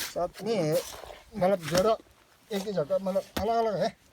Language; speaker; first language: Hindi; non-native, learner; Nepali